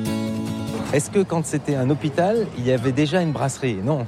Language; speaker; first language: French; native; French